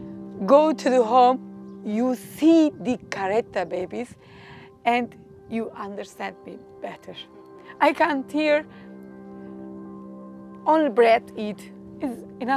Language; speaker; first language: English; non-native, learner; Turkish